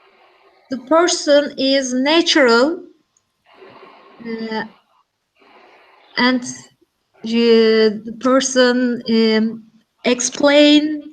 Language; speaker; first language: English; non-native, learner; Turkish